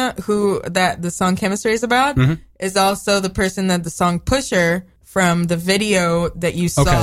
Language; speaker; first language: English; non-native, fluent; Hebrew